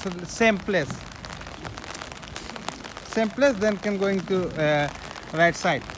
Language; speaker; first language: English; non-native, learner; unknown